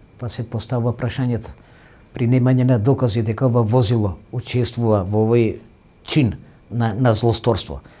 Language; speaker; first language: Macedonian; non-native, local second language; Albanian